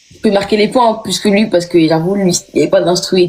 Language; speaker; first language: French; native; French